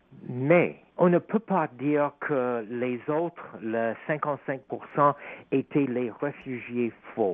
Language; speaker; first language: French; non-native, fluent; English